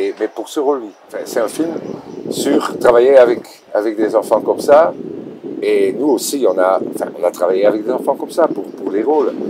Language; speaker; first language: French; non-native, local second language; Dutch